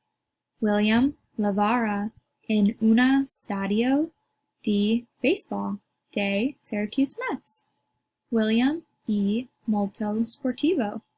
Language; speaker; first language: Italian; non-native, learner; English